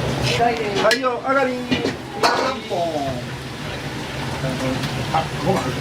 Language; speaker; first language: Japanese; native; Japanese